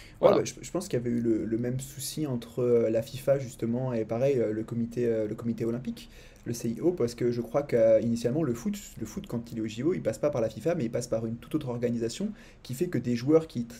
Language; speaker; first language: French; native; French